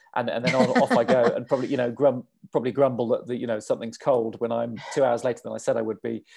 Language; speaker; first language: English; native; English